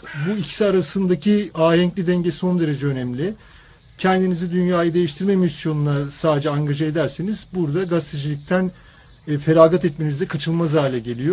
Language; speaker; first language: Turkish; native; Turkish